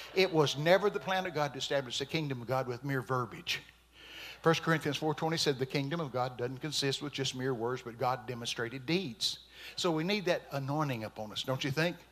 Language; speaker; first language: English; native; English